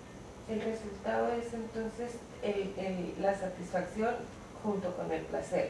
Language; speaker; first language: Spanish; native; Spanish